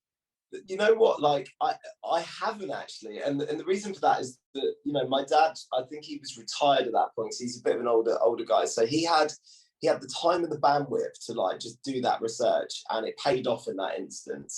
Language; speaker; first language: English; native; English